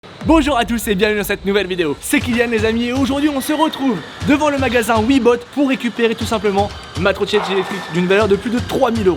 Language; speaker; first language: French; native; French